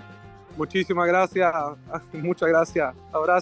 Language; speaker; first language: Spanish; non-native, fluent; Swedish